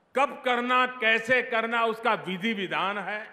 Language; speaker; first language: Hindi; non-native, local second language; Gujarati